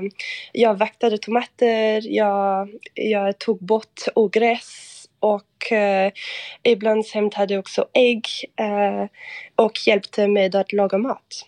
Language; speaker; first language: Swedish; non-native, fluent; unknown